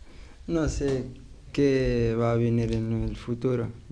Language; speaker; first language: Spanish; non-native, learner; Arabic